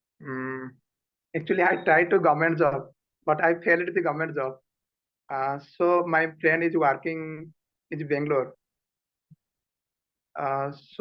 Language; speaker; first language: English; non-native, learner; Odia